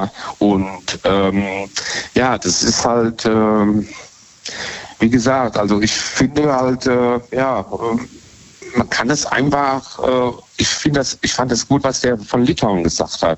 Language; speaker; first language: German; native; German